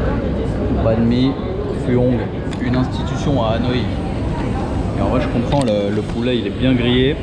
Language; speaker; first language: French; native; French